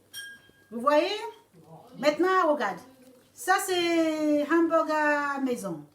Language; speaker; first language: French; non-native, fluent; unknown